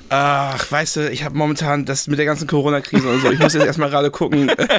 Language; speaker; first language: German; native; German